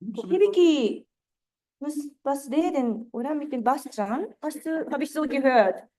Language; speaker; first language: German; non-native, fluent; Japanese